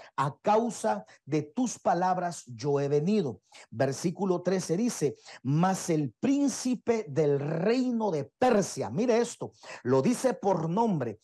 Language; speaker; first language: Spanish; native; Spanish